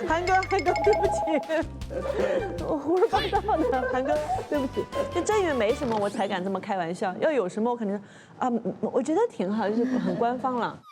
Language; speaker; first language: Chinese; native; Chinese